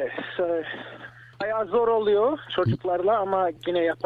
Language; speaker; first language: Turkish; early bilingual, heritage; Turkish